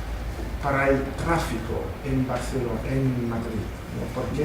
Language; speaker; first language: Spanish; non-native, fluent; German